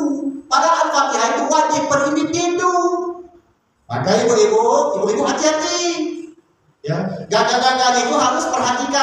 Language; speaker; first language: Indonesian; native; Indonesian